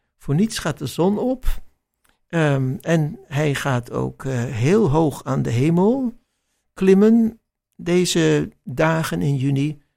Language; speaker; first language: Dutch; native; Dutch